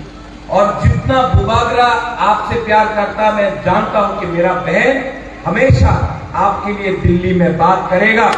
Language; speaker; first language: Hindi; non-native, local second language; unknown